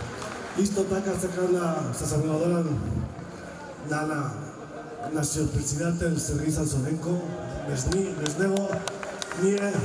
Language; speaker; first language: Macedonian; non-native, learner; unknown